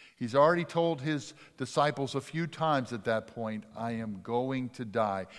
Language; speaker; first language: English; native; English